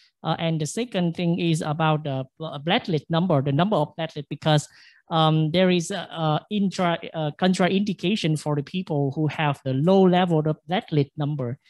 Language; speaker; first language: English; non-native, fluent; Vietnamese